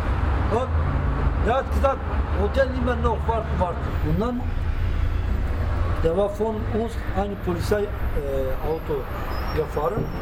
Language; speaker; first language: German; non-native, learner; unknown